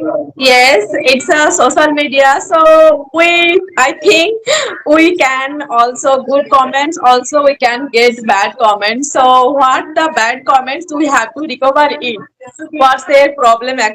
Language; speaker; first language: English; non-native, learner; Bangla